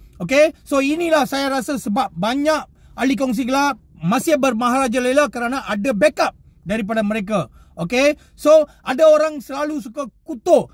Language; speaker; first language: Malay; non-native, local second language; Tamil